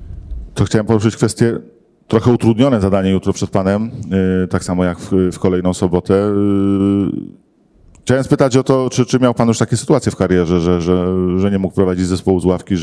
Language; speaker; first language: Polish; native; Polish